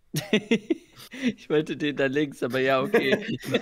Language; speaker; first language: German; native; German